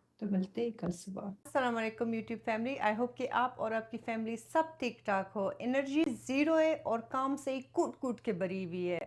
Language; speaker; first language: Urdu; non-native, fluent; Persian